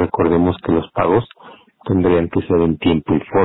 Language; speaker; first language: Spanish; native; Spanish